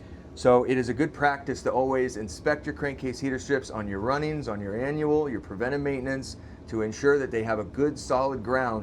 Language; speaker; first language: English; native; English